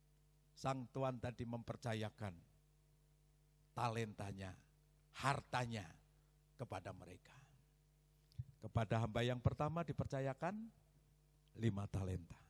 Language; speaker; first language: Indonesian; native; Indonesian